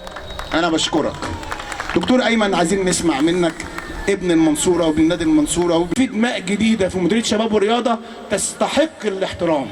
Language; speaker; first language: Arabic; native; Arabic